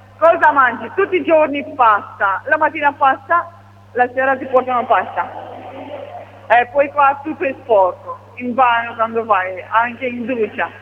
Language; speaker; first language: Italian; non-native, learner; Romanian